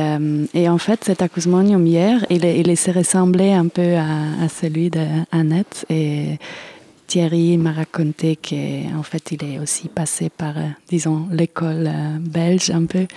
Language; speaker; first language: French; non-native, fluent; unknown